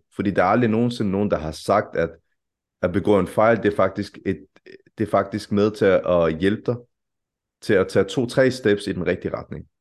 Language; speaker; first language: Danish; early bilingual, other home language; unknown